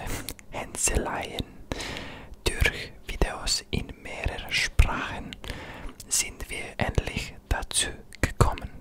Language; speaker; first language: German; non-native, learner; English